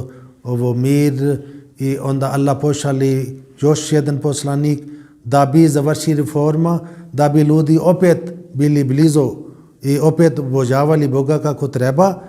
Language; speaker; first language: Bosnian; non-native, learner; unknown